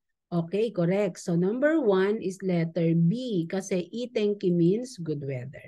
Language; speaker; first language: English; non-native, local second language; Filipino